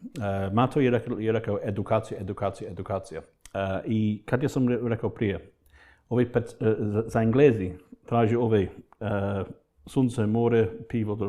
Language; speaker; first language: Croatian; non-native, fluent; English